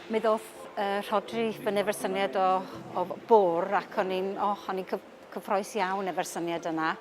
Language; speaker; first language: Welsh; native; Welsh